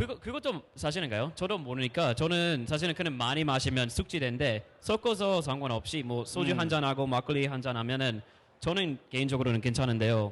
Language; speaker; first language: Korean; non-native, fluent; English